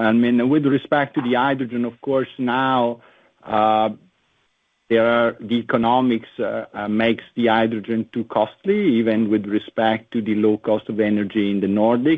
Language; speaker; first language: English; non-native, fluent; Italian